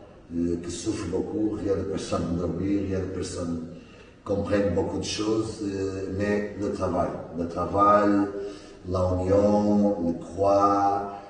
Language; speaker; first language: French; non-native, learner; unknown